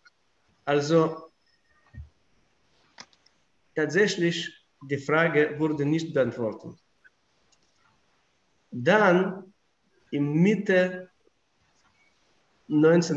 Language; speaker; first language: German; non-native, fluent; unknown